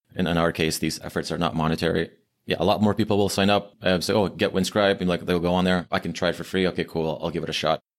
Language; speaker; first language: English; early bilingual, other home language; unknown